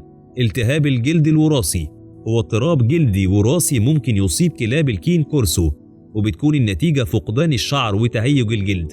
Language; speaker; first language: Arabic; native; Arabic